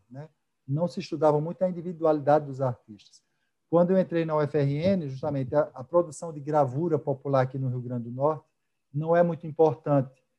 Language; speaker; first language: Portuguese; native; Portuguese